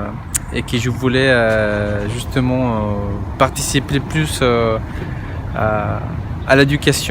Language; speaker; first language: French; non-native, fluent; Spanish